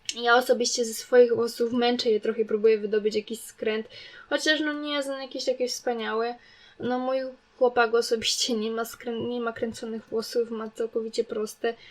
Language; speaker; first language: Polish; native; Polish